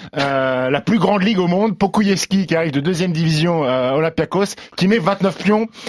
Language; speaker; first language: French; native; French